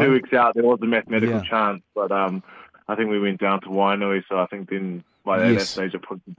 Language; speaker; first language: English; native; English